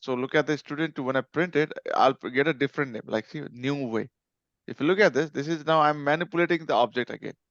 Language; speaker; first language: English; non-native, local second language; Nepali